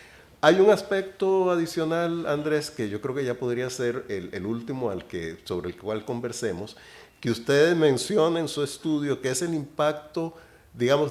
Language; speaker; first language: Spanish; native; Spanish